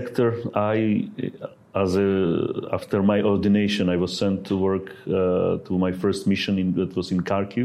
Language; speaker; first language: English; non-native, fluent; Ukrainian